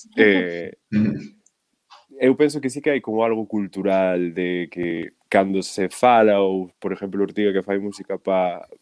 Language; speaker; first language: Galician; native; Galician